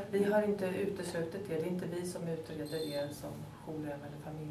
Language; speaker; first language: Swedish; native; Swedish